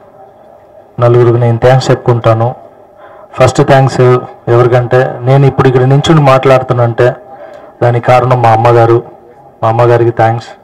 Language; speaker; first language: Telugu; non-native, local second language; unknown